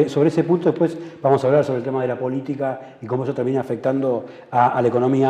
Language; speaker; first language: Spanish; native; Spanish